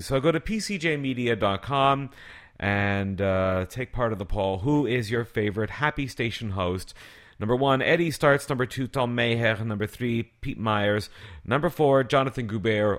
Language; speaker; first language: English; native; English